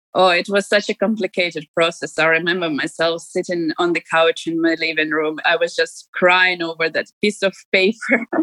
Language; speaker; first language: English; non-native, fluent; Ukrainian